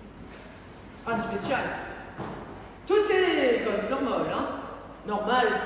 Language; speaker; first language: French; native; French